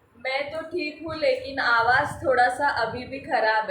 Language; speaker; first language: Hindi; non-native, local second language; Marathi